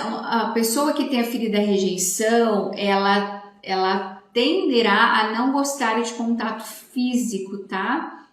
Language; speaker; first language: Portuguese; native; Portuguese